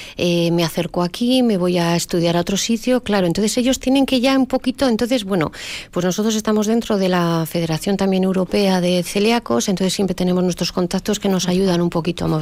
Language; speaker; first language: Spanish; native; Spanish